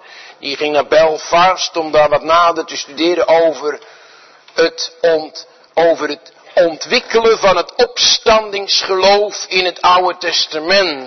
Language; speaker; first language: Dutch; native; Dutch